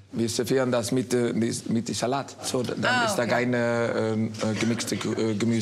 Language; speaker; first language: German; non-native, learner; Dutch